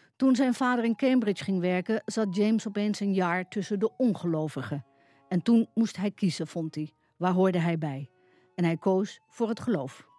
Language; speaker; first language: Dutch; native; Dutch